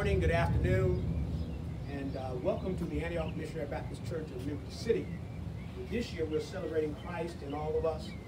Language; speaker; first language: English; native; English